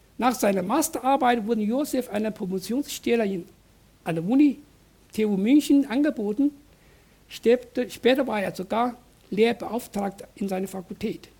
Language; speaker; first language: German; non-native, fluent; Chinese